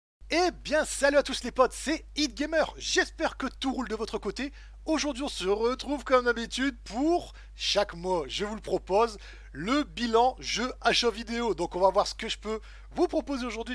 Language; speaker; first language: French; native; French